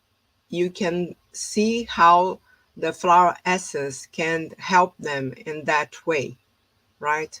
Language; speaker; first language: English; non-native, fluent; Portuguese